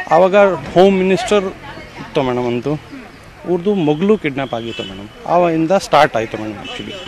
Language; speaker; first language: Kannada; non-native, fluent; Kashmiri